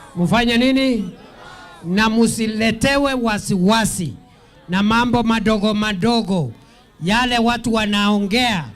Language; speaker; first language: Swahili; non-native, local second language; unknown